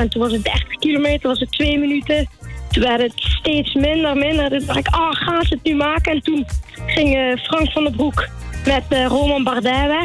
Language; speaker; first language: Dutch; native; Dutch